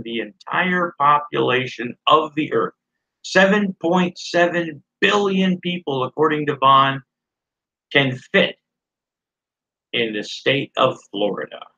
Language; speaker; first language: English; native; English